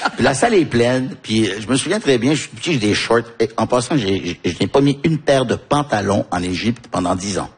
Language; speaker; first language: French; early bilingual, heritage; French